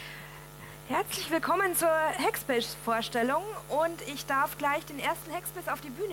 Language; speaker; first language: German; native; German